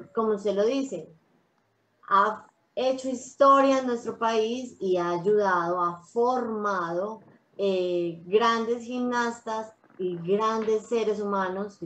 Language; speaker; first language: Spanish; native; Spanish